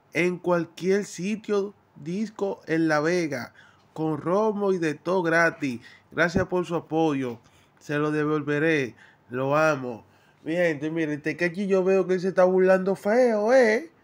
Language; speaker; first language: Spanish; native; Spanish